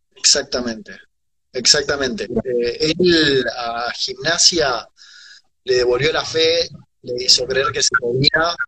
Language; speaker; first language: Spanish; native; Spanish